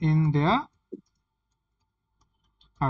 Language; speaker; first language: German; non-native, learner; Bangla